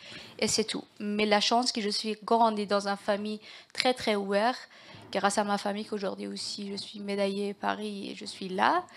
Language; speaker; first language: French; non-native, learner; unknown